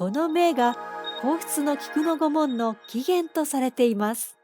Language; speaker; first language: Japanese; native; Japanese